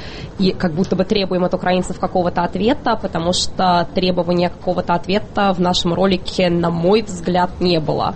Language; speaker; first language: Russian; native; Russian